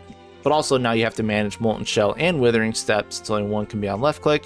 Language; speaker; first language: English; native; English